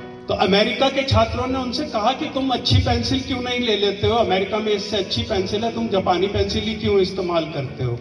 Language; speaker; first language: Hindi; native; Hindi